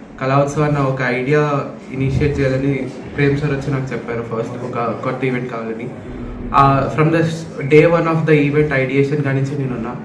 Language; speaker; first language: Telugu; native; Telugu